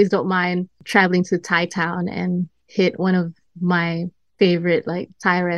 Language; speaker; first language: English; non-native, local second language; Malay